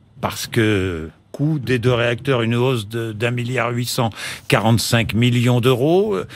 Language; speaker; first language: French; native; French